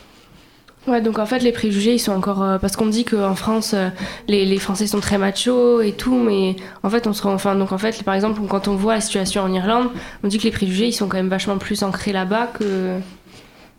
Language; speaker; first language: French; native; French